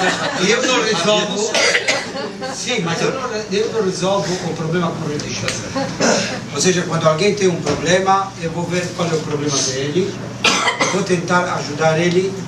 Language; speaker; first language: Portuguese; non-native, fluent; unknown